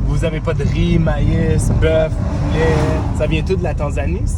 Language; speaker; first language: French; non-native, local second language; English